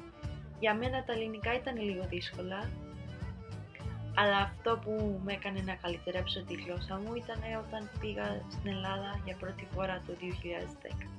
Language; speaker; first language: Greek; early bilingual, heritage; Spanish